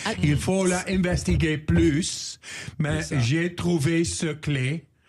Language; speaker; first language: French; non-native, learner; Dutch